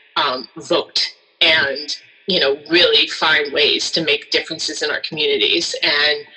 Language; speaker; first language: English; native; English